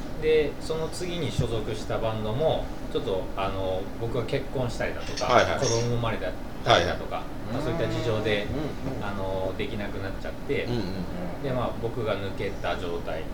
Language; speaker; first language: Japanese; native; Japanese